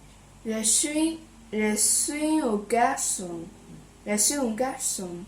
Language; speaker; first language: French; non-native, learner; Chinese